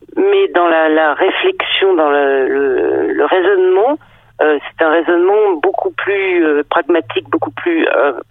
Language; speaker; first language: French; early bilingual, other home language; Danish